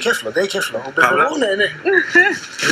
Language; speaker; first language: Hebrew; native; Hebrew